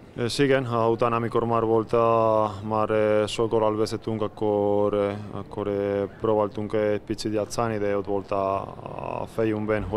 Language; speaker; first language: Hungarian; non-native, learner; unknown